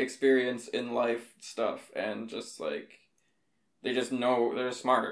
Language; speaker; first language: English; native; English